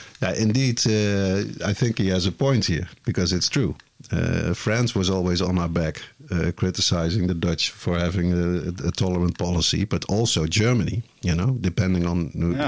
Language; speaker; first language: English; non-native, fluent; Dutch